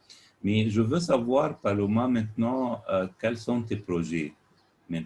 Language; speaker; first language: French; non-native, fluent; Arabic